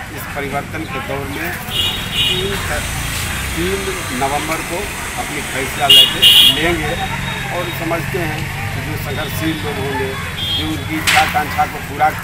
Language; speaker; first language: Hindi; native; Hindi